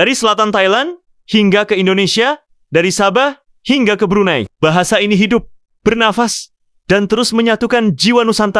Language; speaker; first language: Malay; native; Malay